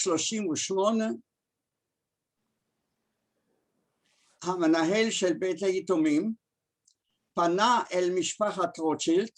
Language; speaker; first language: Hebrew; early bilingual, other home language; German